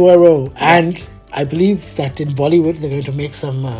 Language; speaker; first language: English; native; English